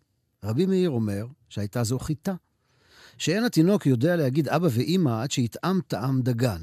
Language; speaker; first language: Hebrew; native; Hebrew